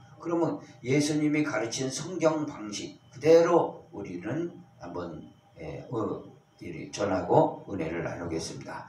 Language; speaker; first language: Korean; native; Korean